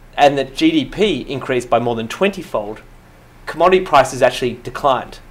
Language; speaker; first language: English; native; English